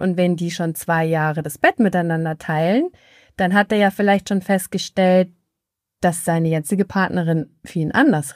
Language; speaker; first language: German; native; German